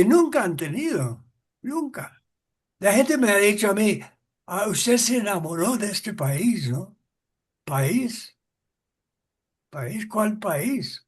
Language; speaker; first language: Spanish; non-native, fluent; English